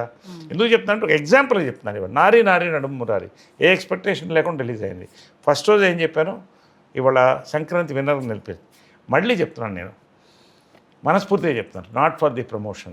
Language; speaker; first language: Telugu; native; Telugu